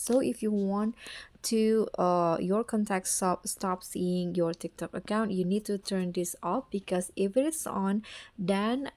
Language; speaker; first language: English; non-native, fluent; Indonesian